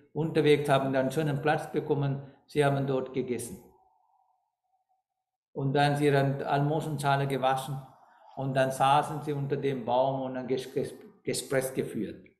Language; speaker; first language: German; non-native, fluent; Sinhala